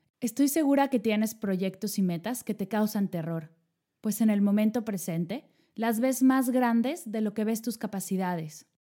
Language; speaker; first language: Spanish; native; Spanish